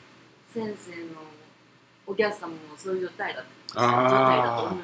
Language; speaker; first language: Japanese; non-native, fluent; Korean